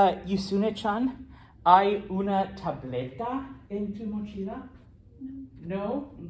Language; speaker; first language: Spanish; non-native, fluent; English